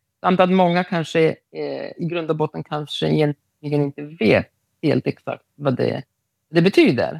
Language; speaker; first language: Swedish; non-native, local second language; Romany